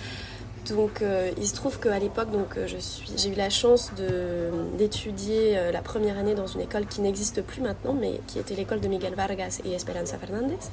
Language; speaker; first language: French; native; French